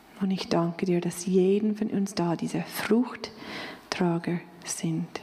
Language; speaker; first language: German; non-native, fluent; English